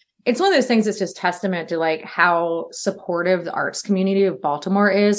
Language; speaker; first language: English; native; English